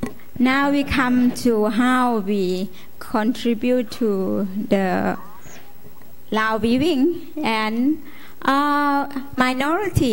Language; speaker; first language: English; non-native, learner; Lao